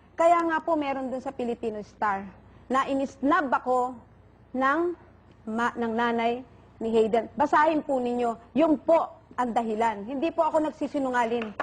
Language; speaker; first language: Filipino; native; Filipino